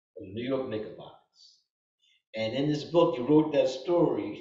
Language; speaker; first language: English; native; English